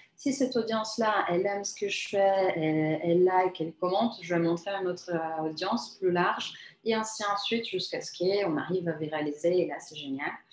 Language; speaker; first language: French; non-native, fluent; Portuguese